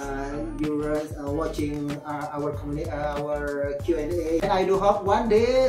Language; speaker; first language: English; non-native, learner; Indonesian